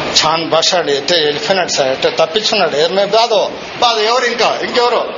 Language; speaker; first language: Telugu; non-native, local second language; Urdu